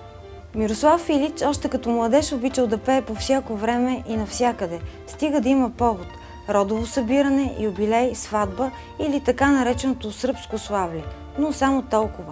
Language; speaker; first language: Bulgarian; native; Bulgarian